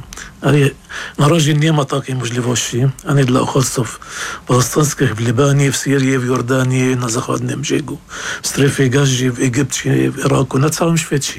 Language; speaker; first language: Polish; non-native, fluent; Arabic